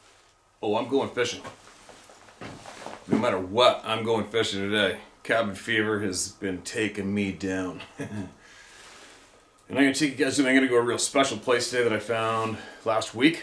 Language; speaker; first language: English; native; English